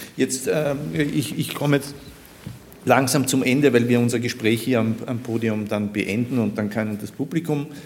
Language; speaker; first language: German; native; German